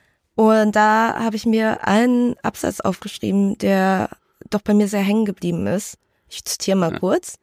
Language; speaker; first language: German; early bilingual, other home language; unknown